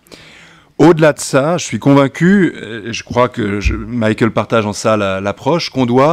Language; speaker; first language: French; native; French